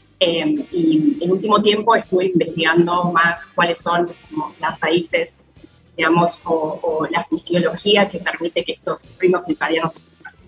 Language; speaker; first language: Spanish; native; Spanish